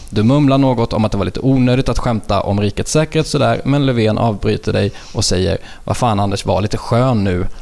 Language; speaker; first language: Swedish; native; Swedish